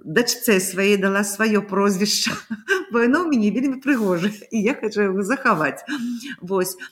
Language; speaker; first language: Belarusian; native; Belarusian